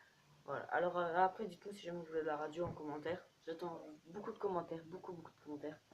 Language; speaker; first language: French; native; French